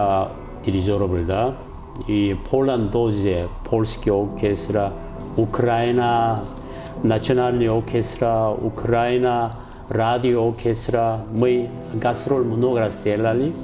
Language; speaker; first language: Russian; non-native, learner; Korean